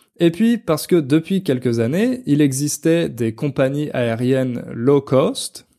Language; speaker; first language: French; native; French